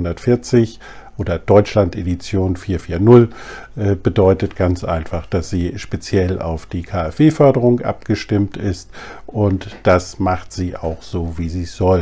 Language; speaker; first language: German; native; German